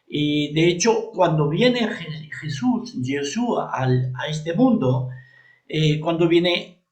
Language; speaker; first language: Spanish; native; Spanish